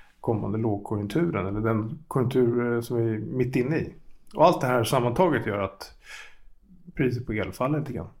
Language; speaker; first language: Swedish; native; Swedish